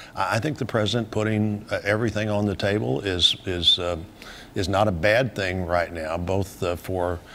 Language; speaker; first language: English; native; English